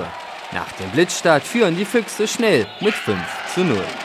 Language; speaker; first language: German; native; German